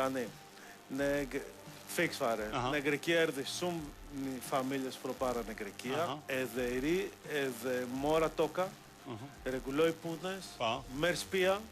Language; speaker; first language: Albanian; non-native, learner; Greek